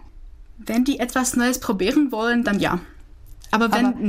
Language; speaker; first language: German; non-native, fluent; Czech